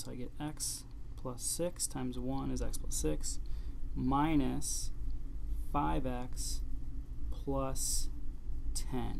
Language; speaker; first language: English; native; English